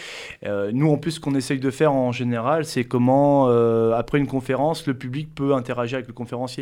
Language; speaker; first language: French; native; French